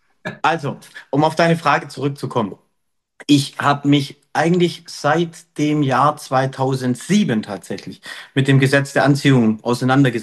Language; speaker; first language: German; native; German